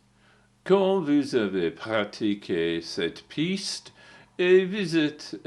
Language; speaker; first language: French; non-native, learner; English